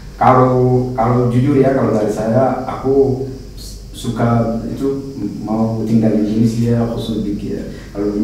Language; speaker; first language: Indonesian; non-native, fluent; Arabic